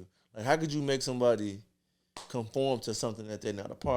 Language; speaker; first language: English; native; English